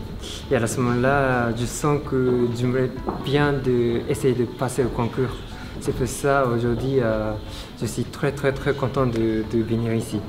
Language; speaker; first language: French; non-native, fluent; Japanese